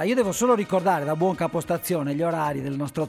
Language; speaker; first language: Italian; native; Italian